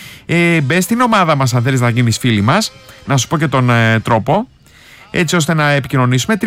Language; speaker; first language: Greek; native; Greek